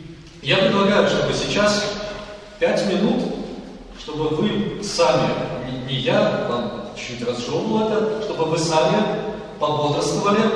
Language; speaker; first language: Russian; native; Russian